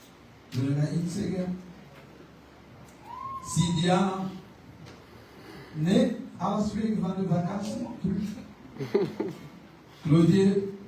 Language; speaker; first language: Dutch; non-native, learner; French